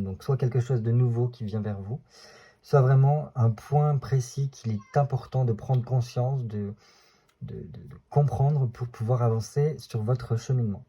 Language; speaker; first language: French; native; French